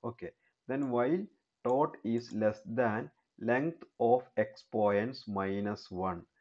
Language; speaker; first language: English; non-native, local second language; Malayalam